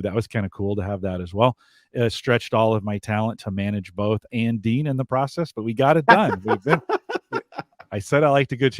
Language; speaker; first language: English; native; English